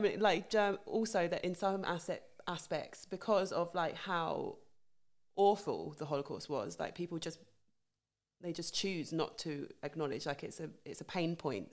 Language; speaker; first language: English; native; English